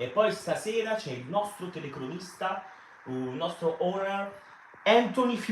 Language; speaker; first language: Italian; native; Italian